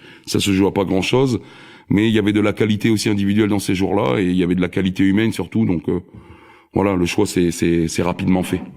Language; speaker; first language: French; native; French